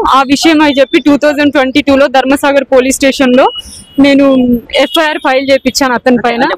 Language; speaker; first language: Telugu; native; Telugu